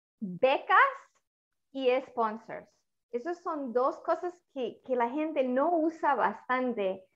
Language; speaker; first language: Spanish; non-native, fluent; Italian